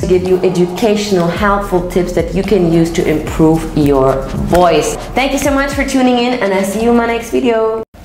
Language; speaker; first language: English; non-native, fluent; German